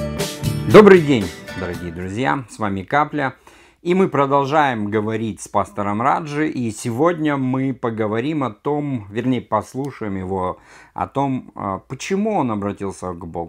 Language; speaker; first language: Russian; native; Russian